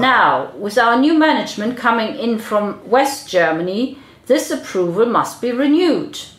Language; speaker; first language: English; non-native, fluent; German